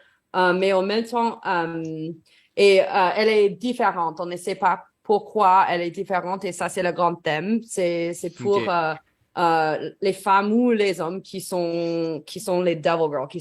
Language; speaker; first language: French; non-native, learner; English